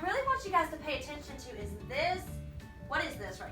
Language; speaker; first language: English; native; English